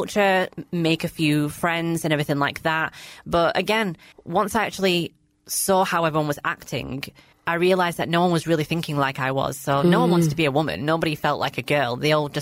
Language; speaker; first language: English; native; English